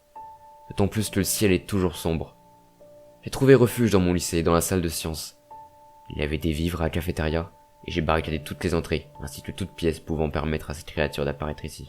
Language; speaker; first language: French; native; French